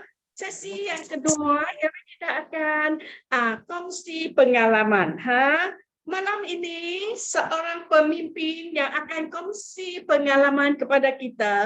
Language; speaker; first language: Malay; non-native, local second language; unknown